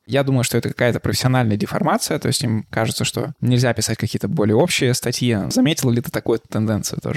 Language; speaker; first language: Russian; native; Russian